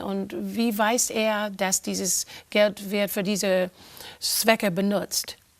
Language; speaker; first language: German; non-native, fluent; English